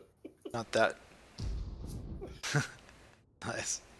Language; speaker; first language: English; native; English